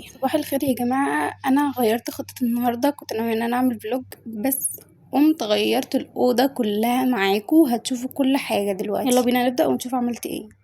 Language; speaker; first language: Arabic; native; Arabic